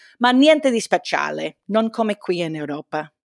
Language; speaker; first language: Italian; non-native, learner; English